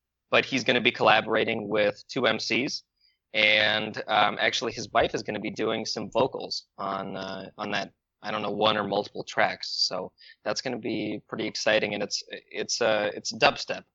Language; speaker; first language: English; early bilingual, other home language; Russian